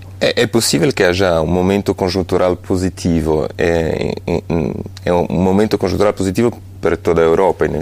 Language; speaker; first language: Portuguese; non-native, fluent; Italian